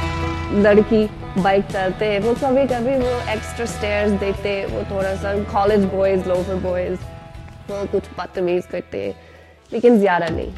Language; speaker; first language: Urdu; non-native, learner; English